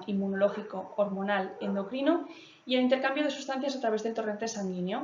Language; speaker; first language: Spanish; native; Spanish